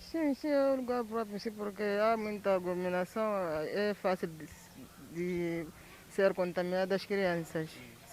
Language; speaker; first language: Portuguese; non-native, local second language; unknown